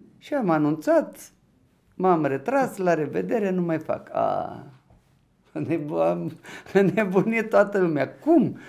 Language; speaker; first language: Romanian; non-native, local second language; Ukrainian